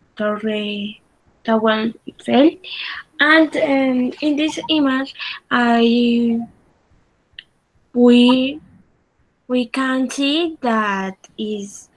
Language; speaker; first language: English; non-native, learner; Spanish